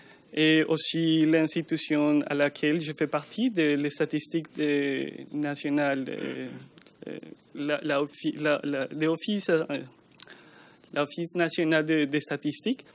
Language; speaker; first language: French; non-native, learner; Spanish